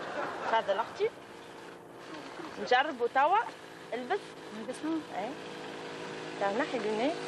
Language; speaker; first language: Arabic; native; Arabic